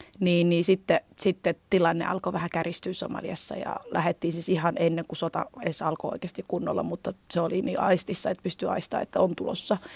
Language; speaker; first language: Finnish; early bilingual, other home language; Somali